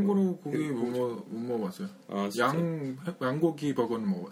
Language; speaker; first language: Korean; native; Korean